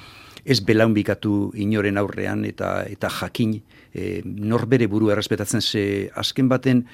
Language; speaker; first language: Basque; native; Basque